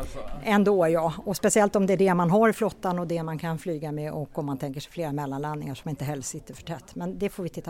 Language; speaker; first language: Swedish; native; Swedish